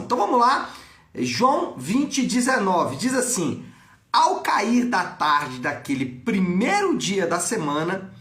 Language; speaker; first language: Portuguese; native; Portuguese